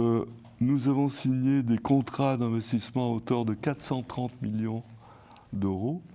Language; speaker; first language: French; native; French